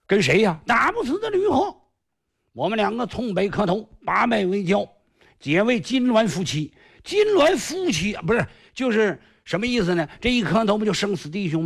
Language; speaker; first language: Chinese; native; Chinese